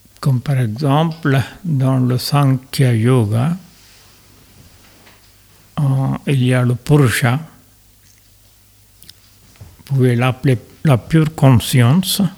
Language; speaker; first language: French; non-native, fluent; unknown